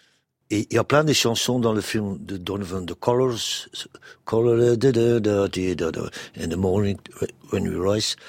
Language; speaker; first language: French; non-native, local second language; Dutch